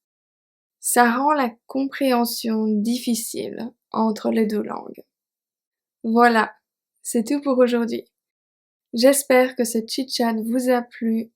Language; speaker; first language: French; native; French